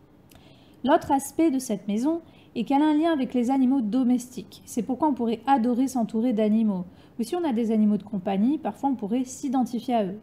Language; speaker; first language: French; native; French